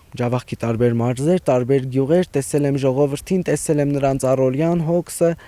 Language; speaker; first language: Armenian; native; Armenian